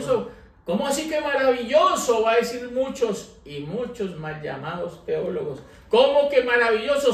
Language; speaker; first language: Spanish; native; Spanish